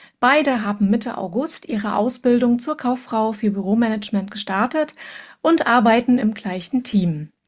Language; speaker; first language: German; native; German